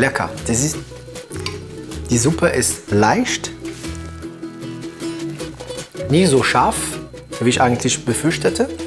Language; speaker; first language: German; non-native, fluent; French